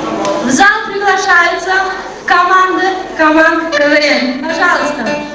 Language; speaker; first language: Russian; non-native, local second language; Uzbek